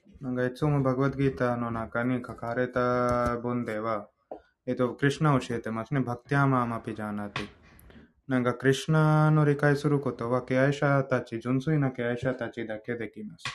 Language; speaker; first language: Japanese; non-native, learner; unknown